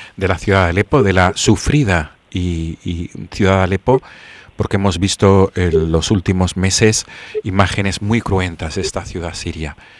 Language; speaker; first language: Spanish; native; Spanish